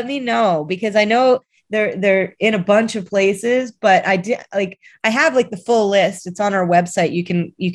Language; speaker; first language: English; native; English